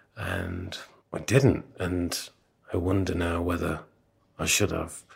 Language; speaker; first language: English; native; English